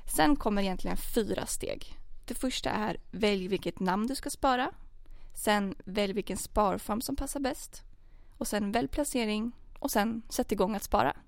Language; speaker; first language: Swedish; native; Swedish